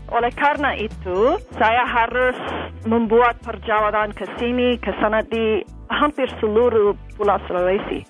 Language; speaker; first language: Indonesian; non-native, fluent; English